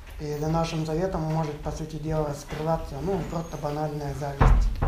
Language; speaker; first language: Czech; non-native, learner; Russian